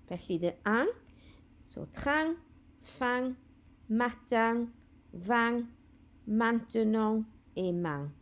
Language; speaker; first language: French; non-native, fluent; Welsh